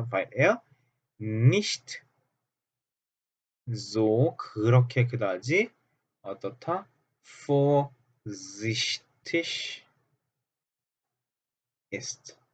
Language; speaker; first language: German; non-native, fluent; Korean